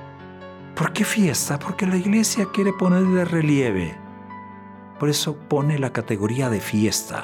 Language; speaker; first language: Spanish; native; Spanish